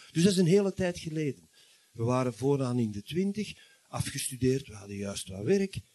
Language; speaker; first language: Dutch; native; Dutch